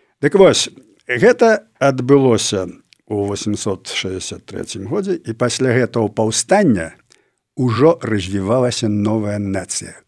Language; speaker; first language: Belarusian; native; Belarusian